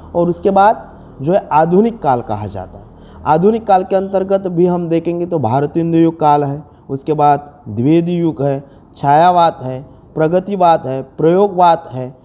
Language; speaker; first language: Hindi; non-native, local second language; Marathi